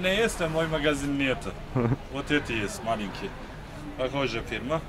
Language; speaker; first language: Russian; non-native, learner; Turkish